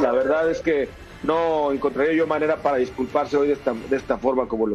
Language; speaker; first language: Spanish; native; Spanish